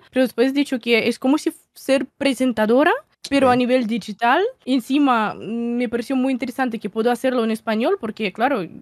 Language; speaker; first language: Spanish; non-native, fluent; Russian